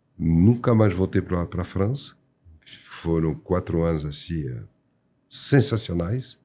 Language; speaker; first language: Portuguese; non-native, fluent; French